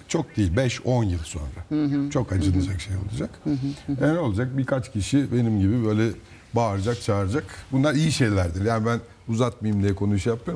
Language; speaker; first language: Turkish; native; Turkish